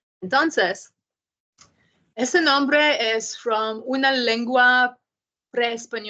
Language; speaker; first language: Spanish; non-native, learner; English